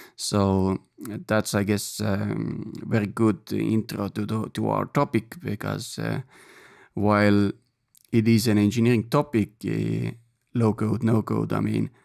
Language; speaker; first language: English; non-native, fluent; Estonian